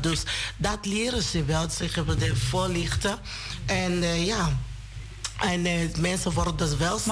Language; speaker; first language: Dutch; non-native, learner; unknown